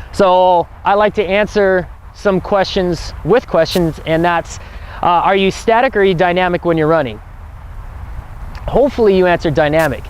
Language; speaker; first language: English; native; English